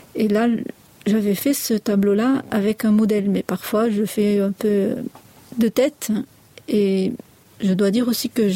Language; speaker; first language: French; native; French